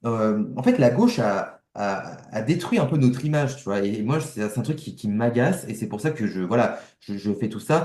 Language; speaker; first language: French; native; French